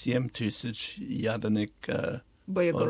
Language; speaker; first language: Russian; non-native, learner; English